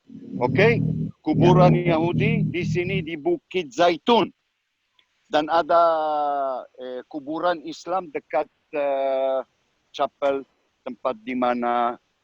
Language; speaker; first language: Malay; non-native, learner; Hebrew